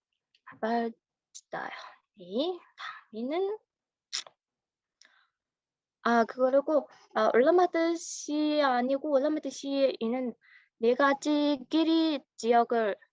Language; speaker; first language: Korean; non-native, learner; Mongolian